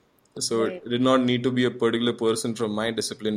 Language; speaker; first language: English; non-native, local second language; Gujarati